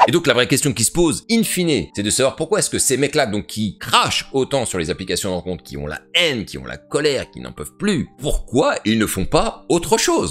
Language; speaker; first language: French; native; French